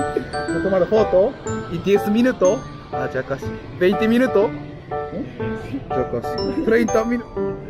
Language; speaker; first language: Spanish; non-native, learner; Japanese